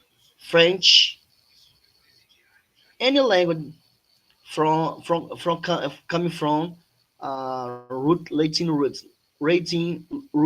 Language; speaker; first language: English; non-native, fluent; Portuguese